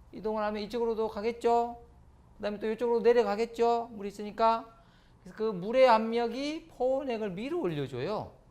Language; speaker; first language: Korean; native; Korean